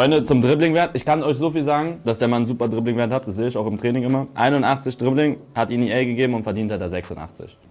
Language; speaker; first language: German; native; German